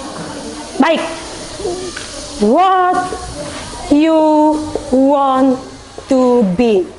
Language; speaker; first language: English; non-native, learner; Indonesian